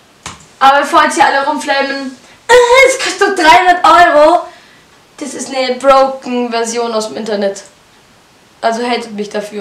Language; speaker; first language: German; native; German